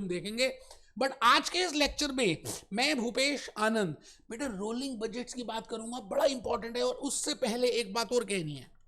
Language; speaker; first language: Hindi; native; Hindi